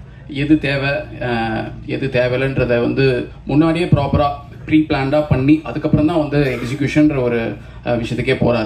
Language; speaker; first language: Tamil; native; Tamil